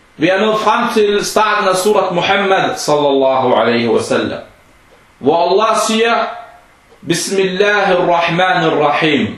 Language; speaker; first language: Danish; non-native, fluent; Arabic